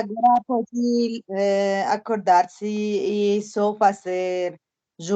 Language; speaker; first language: Portuguese; non-native, fluent; Spanish